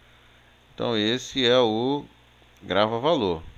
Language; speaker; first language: Portuguese; native; Portuguese